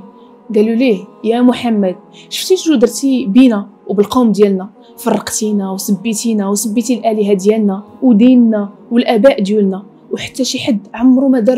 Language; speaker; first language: Arabic; native; Arabic